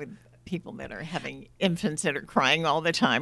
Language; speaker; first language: English; native; English